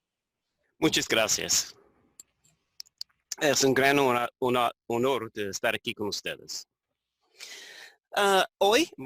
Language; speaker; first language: Spanish; non-native, fluent; English